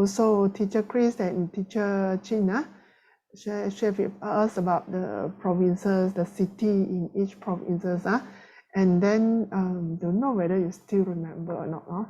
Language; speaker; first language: English; non-native, local second language; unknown